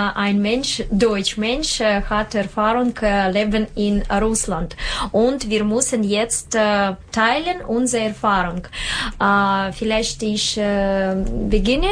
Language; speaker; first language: German; non-native, learner; Russian